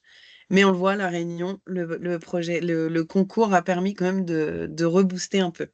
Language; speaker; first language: French; native; French